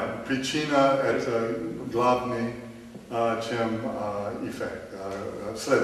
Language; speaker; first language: Russian; non-native, learner; English